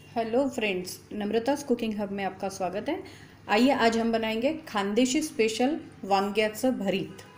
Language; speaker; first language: Hindi; non-native, local second language; Marathi